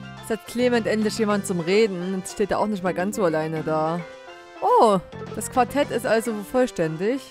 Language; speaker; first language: German; native; German